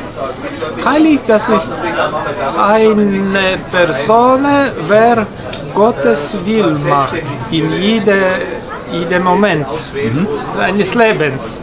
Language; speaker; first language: German; non-native, learner; Latvian